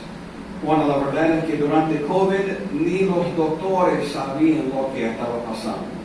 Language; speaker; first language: Spanish; non-native, fluent; English